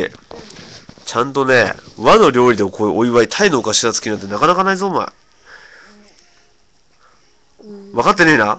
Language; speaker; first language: Japanese; native; Japanese